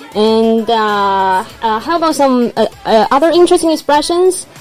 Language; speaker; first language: English; non-native, fluent; Chinese